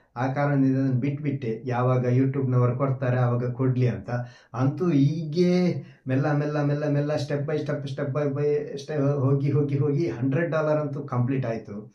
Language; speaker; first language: Kannada; non-native, local second language; Malayalam